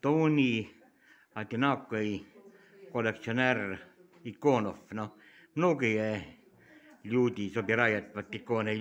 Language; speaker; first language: Russian; non-native, learner; Estonian